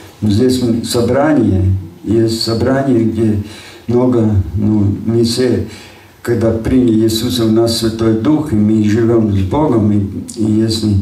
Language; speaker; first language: Russian; non-native, local second language; Latvian